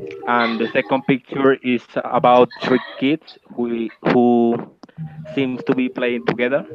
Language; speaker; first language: English; non-native, learner; Spanish